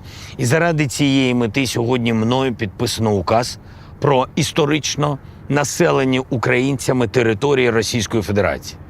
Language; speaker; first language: Ukrainian; non-native, local second language; Russian